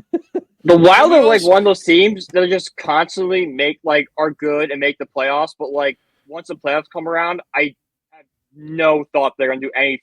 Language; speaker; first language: English; native; English